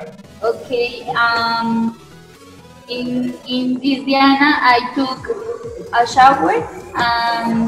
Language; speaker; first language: English; non-native, learner; Spanish